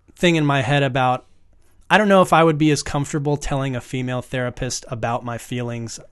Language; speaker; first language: English; native; English